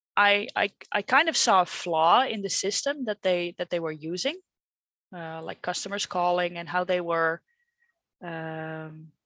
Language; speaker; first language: English; non-native, fluent; Dutch